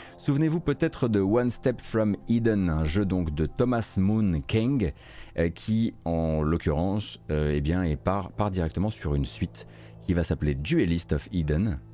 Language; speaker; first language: French; native; French